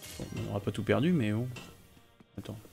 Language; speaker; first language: French; native; French